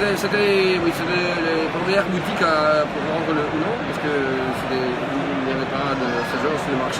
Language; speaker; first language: French; non-native, learner; Russian